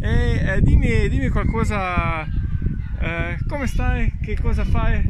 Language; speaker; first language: Italian; non-native, learner; Slovenian